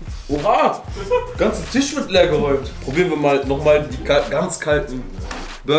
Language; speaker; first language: German; native; German